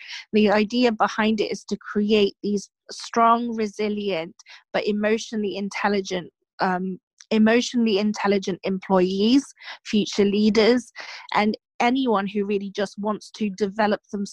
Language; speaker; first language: English; native; English